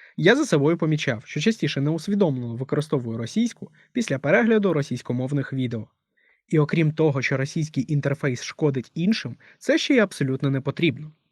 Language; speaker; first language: Ukrainian; non-native, local second language; Russian